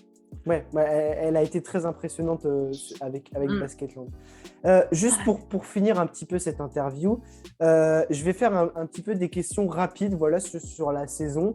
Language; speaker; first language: French; native; French